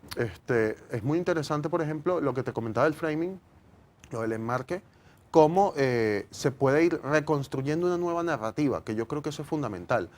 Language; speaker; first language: Spanish; native; Spanish